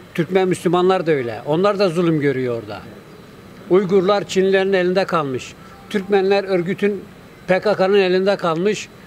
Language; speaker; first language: Turkish; native; Turkish